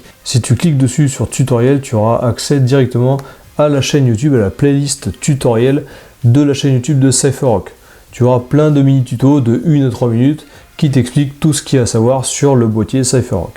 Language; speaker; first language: French; native; French